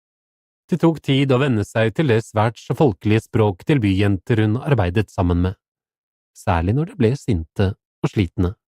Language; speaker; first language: Norwegian; native; Norwegian